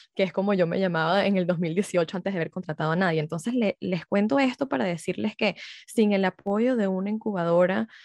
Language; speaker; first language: Spanish; early bilingual, heritage; Spanish